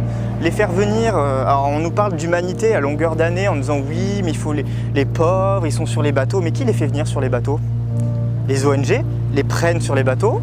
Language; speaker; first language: French; native; French